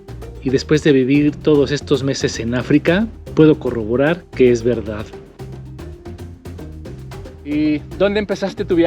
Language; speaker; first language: Spanish; native; Spanish